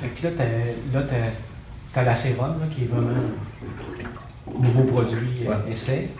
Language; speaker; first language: French; native; French